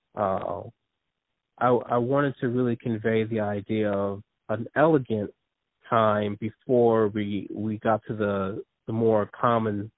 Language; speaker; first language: English; native; English